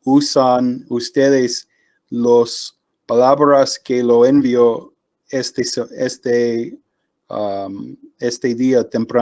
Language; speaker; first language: Spanish; non-native, learner; English